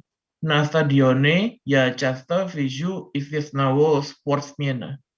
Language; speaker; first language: Russian; non-native, learner; Indonesian